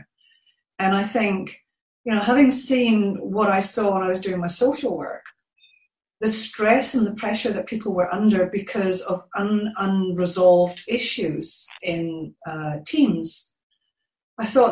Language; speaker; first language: English; native; English